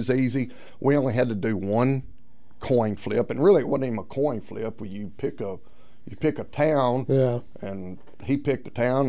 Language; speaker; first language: English; native; English